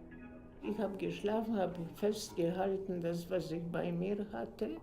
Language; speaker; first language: German; non-native, fluent; Polish